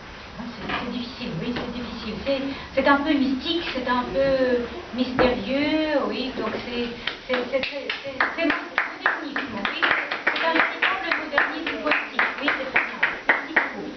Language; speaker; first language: French; non-native, fluent; Russian